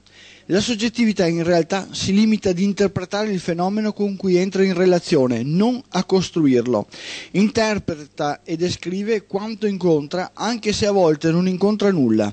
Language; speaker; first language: Italian; native; Italian